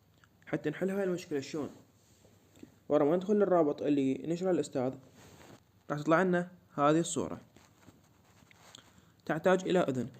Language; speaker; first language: Arabic; native; Arabic